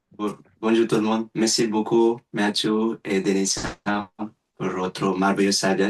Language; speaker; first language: French; non-native, learner; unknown